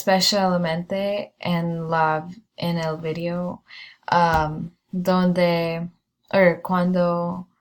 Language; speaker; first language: Spanish; non-native, learner; English